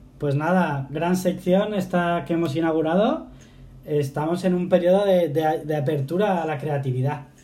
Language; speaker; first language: Spanish; native; Spanish